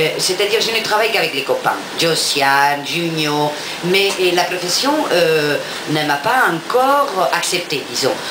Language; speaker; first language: French; non-native, fluent; Spanish